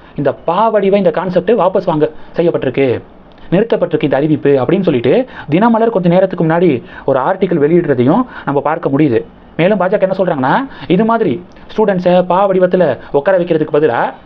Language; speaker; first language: Tamil; native; Tamil